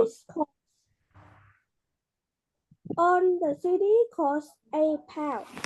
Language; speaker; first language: English; non-native, learner; Vietnamese